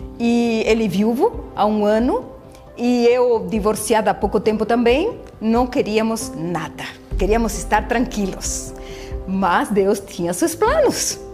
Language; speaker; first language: Portuguese; non-native, fluent; Spanish